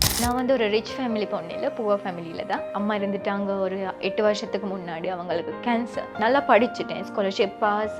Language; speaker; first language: Tamil; non-native, local second language; Sinhala